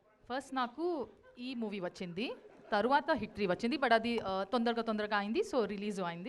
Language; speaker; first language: Telugu; non-native, fluent; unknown